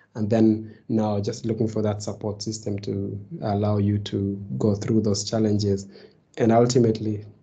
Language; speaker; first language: English; non-native, local second language; Kalenjin